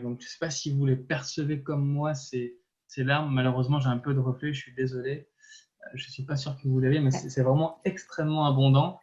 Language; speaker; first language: French; native; French